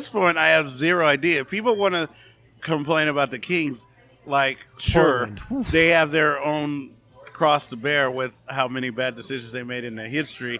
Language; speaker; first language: English; native; English